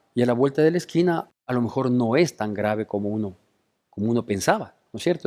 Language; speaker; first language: Spanish; native; Spanish